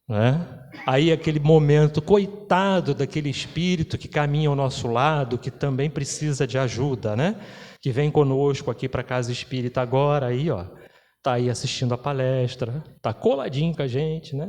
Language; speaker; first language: Portuguese; native; Portuguese